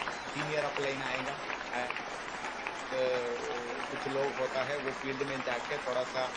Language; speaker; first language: Hindi; non-native, local second language; Malayalam